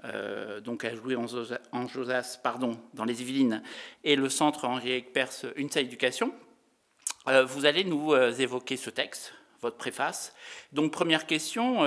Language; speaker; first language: French; native; French